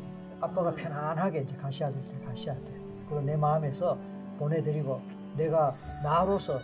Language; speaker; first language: Korean; native; Korean